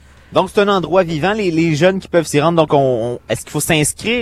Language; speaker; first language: French; native; French